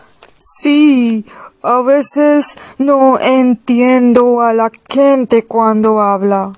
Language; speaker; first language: Spanish; non-native, learner; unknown